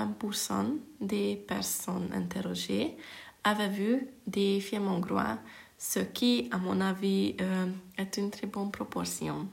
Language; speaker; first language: French; non-native, fluent; Hungarian